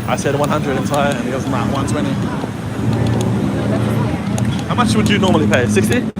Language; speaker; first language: English; native; English